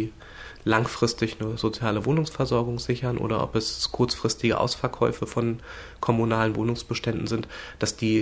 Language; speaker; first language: German; native; German